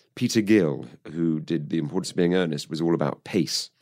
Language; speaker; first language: English; native; English